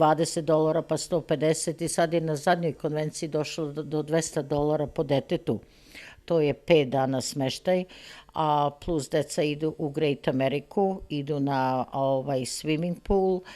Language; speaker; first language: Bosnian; early bilingual, heritage; Serbian